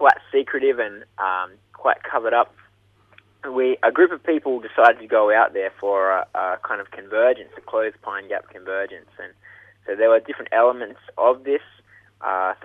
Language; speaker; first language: English; native; English